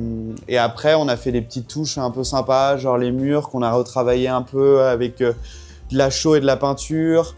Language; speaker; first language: French; native; French